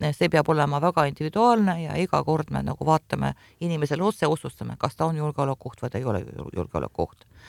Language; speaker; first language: Estonian; non-native, local second language; Russian